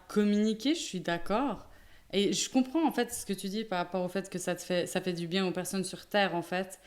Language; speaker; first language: French; native; French